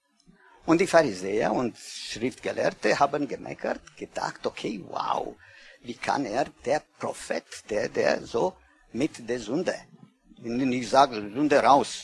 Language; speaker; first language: German; non-native, learner; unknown